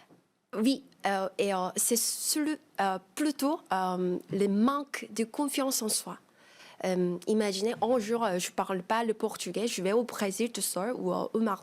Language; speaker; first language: French; non-native, fluent; Korean